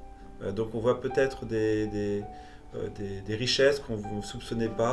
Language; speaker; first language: French; native; French